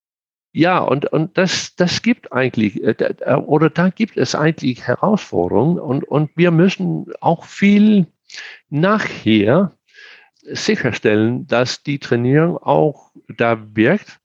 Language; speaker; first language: German; non-native, fluent; Danish